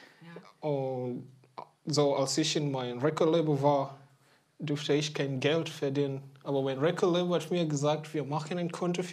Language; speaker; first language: German; non-native, fluent; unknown